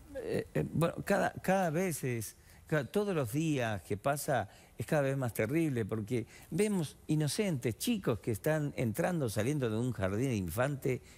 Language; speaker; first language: Spanish; native; Spanish